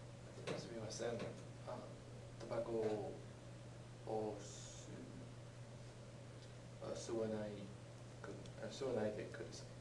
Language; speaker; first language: Japanese; non-native, learner; English